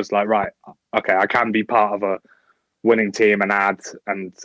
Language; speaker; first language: English; native; English